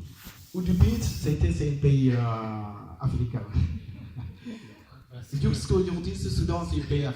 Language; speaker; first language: French; non-native, learner; Arabic